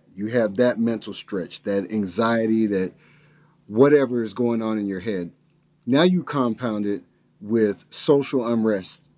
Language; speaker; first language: English; native; English